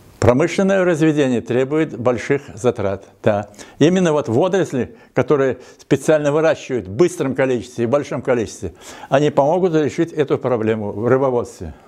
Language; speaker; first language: Russian; native; Russian